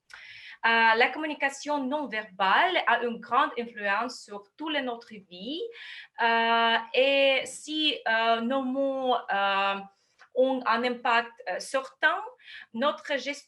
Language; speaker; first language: French; non-native, fluent; Russian